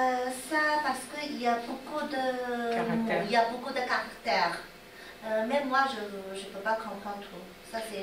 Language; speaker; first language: French; non-native, learner; Chinese